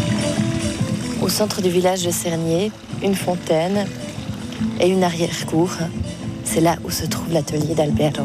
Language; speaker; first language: French; native; French